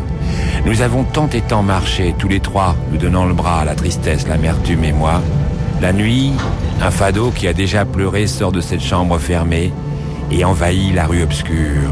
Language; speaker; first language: French; native; French